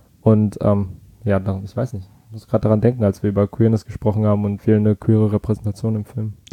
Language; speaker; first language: German; early bilingual, other home language; Vietnamese